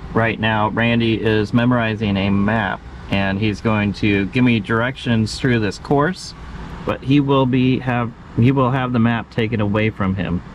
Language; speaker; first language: English; native; English